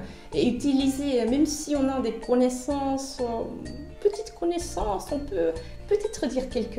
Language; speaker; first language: French; non-native, fluent; Finnish